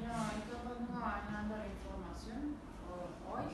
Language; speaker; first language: German; non-native, learner; Italian